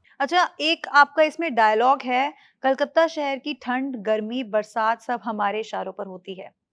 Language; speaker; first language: Hindi; native; Hindi